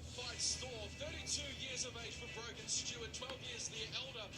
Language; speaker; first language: English; native; English